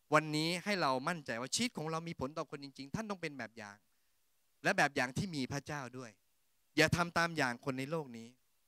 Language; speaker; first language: Thai; native; Thai